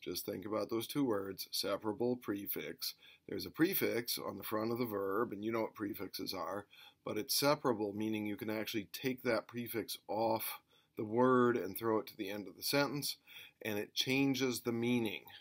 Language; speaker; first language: English; native; English